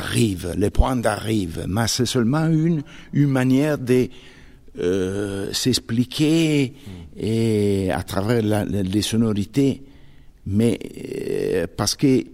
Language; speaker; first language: French; non-native, fluent; Italian